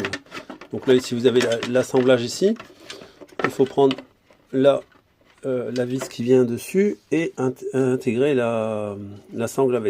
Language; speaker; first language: French; native; French